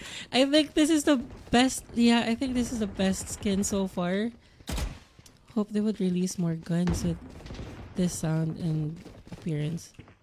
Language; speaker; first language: English; non-native, local second language; Filipino